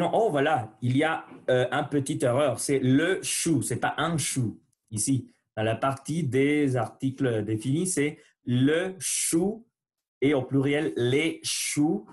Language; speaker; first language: French; non-native, learner; Spanish